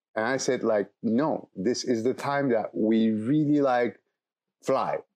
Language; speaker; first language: English; non-native, fluent; Turkish